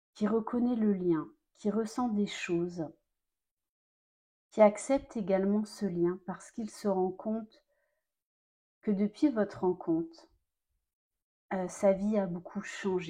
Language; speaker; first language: French; native; French